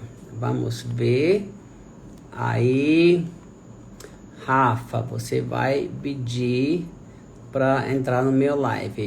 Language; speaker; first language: Portuguese; non-native, fluent; German